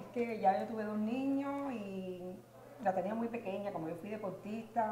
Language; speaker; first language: Spanish; native; Spanish